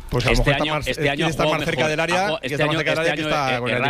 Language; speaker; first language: Spanish; native; Spanish